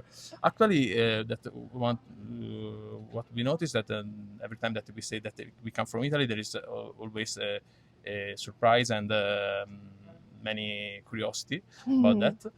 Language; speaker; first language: English; non-native, learner; Italian